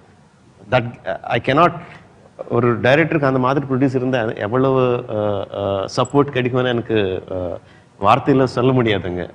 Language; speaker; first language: Tamil; non-native, fluent; Telugu